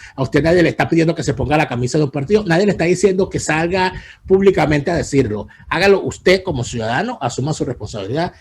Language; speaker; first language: Spanish; native; Spanish